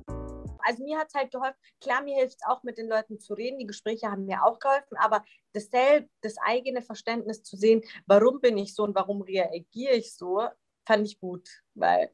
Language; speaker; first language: German; non-native, learner; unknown